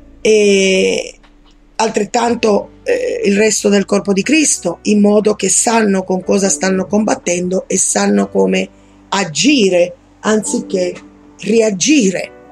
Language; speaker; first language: Italian; non-native, fluent; Spanish